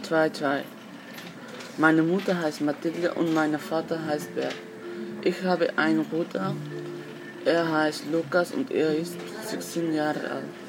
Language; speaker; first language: German; non-native, learner; Dutch